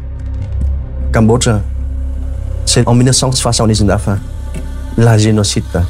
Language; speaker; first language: French; non-native, fluent; Khmer